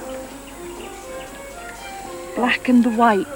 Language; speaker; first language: English; native; English